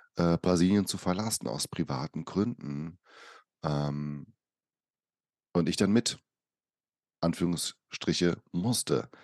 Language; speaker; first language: German; early bilingual, other home language; Portuguese